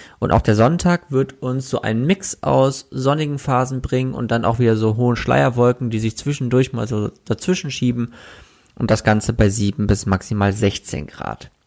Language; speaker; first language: German; native; German